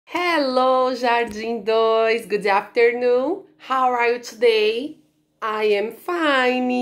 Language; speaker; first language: English; non-native, learner; Portuguese